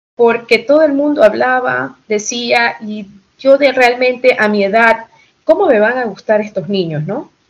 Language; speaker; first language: Spanish; early bilingual, heritage; Spanish